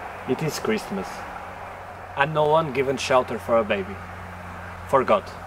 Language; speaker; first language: English; non-native, learner; Portuguese